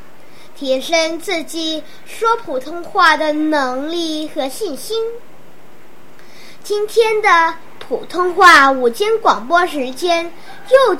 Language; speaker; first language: Chinese; non-native, local second language; Cantonese